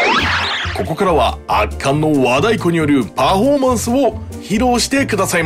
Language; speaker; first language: Japanese; native; Japanese